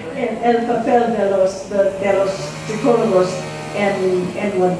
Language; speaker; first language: Spanish; non-native, fluent; English